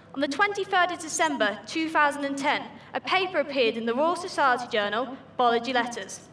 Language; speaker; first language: English; native; English